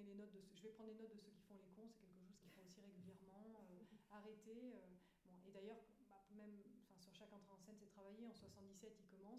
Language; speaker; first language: French; native; French